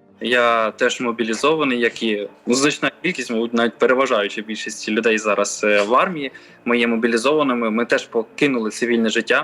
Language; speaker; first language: Ukrainian; native; Ukrainian